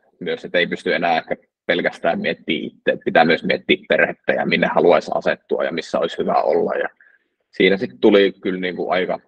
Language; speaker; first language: Finnish; native; Finnish